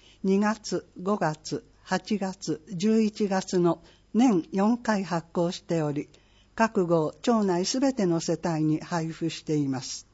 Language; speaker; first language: Japanese; native; Japanese